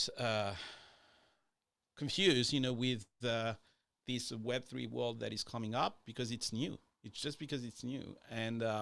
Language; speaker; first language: English; non-native, fluent; French